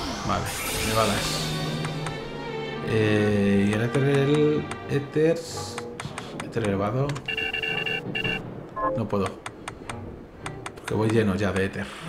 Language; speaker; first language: Spanish; native; Spanish